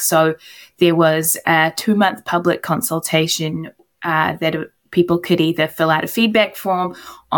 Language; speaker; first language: English; native; English